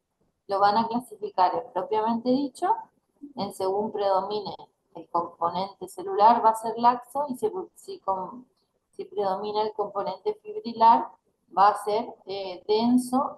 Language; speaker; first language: Spanish; native; Spanish